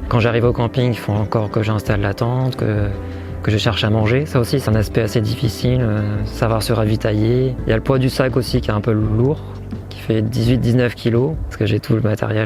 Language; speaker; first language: French; native; French